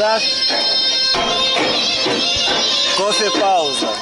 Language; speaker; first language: Russian; non-native, local second language; Ukrainian